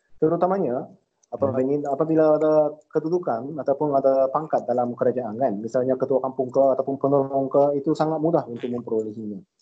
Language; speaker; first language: Malay; non-native, fluent; Japanese